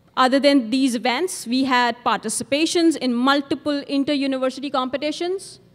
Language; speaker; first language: English; non-native, local second language; Urdu